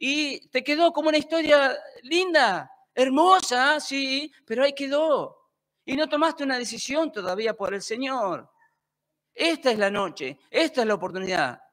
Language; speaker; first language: Spanish; native; Spanish